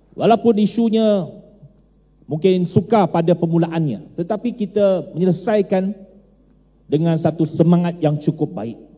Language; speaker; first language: Malay; non-native, local second language; Chinese